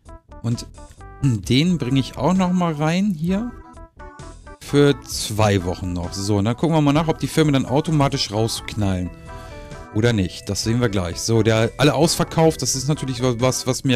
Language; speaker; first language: German; native; German